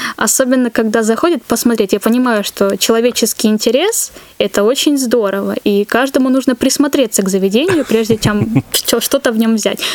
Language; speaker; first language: Russian; native; Russian